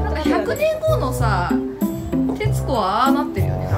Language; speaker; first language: Japanese; native; Japanese